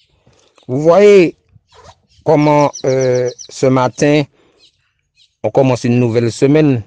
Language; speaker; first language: French; native; French